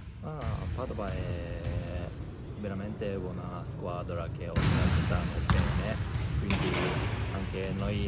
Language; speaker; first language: Italian; non-native, learner; Japanese